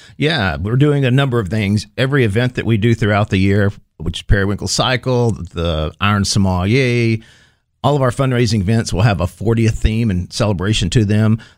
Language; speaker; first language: English; native; English